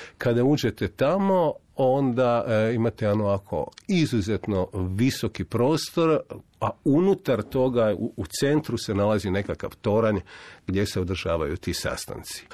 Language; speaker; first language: Croatian; native; Croatian